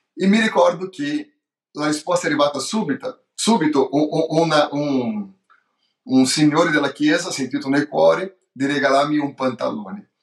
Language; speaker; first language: Italian; non-native, fluent; Portuguese